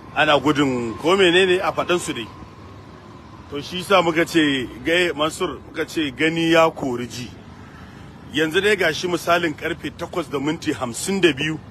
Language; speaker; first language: Hausa; native; Hausa